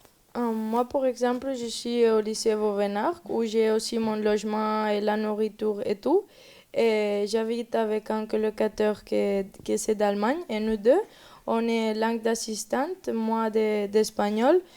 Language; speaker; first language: French; non-native, learner; Spanish